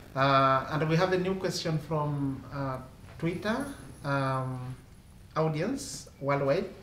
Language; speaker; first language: English; non-native, local second language; Masai